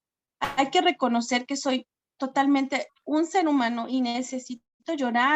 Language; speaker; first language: Spanish; native; Spanish